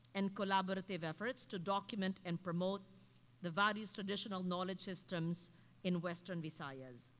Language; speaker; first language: English; non-native, local second language; Filipino